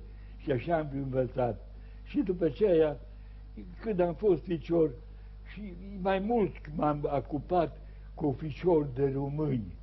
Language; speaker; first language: Romanian; non-native, local second language; Serbian